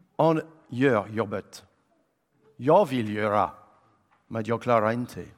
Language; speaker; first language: Swedish; non-native, fluent; French